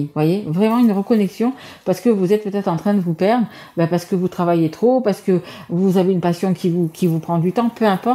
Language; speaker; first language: French; native; French